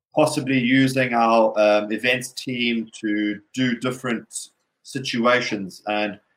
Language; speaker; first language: English; native; English